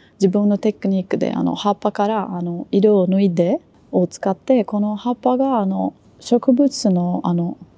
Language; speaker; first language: Japanese; non-native, learner; Portuguese